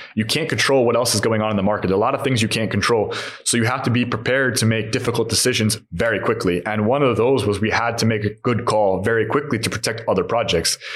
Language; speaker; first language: English; native; English